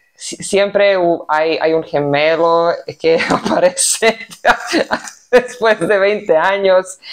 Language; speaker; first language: Spanish; non-native, fluent; Serbian